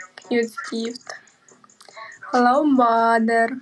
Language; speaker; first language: English; non-native, learner; Russian